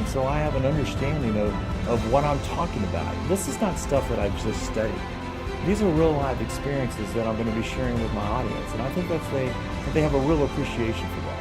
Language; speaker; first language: English; native; English